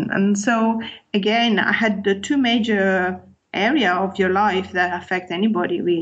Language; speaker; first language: English; non-native, fluent; Italian